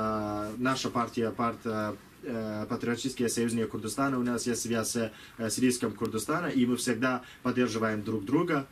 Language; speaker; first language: Russian; non-native, learner; Kurdish